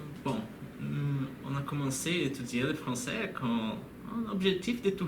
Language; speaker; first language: French; non-native, learner; Spanish